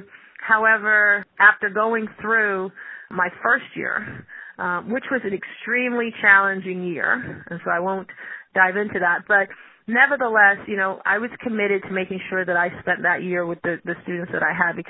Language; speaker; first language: English; native; English